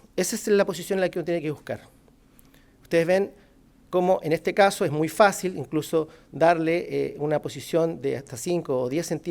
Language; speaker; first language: Spanish; native; Spanish